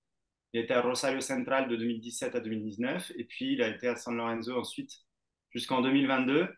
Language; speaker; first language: French; native; French